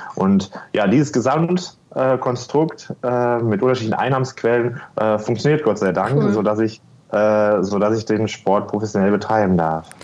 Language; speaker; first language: German; native; German